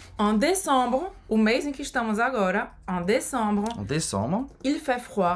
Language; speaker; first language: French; non-native, fluent; Portuguese